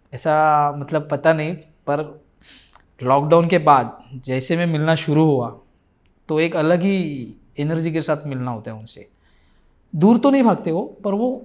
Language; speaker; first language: Hindi; non-native, local second language; Marathi